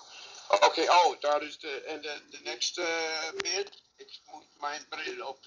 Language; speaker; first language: Dutch; non-native, learner; English